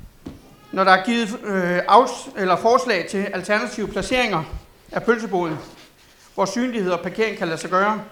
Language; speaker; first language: Danish; native; Danish